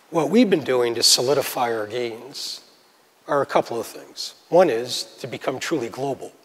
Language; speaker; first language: English; native; English